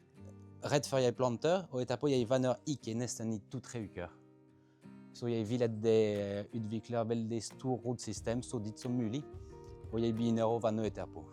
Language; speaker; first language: Norwegian; non-native, fluent; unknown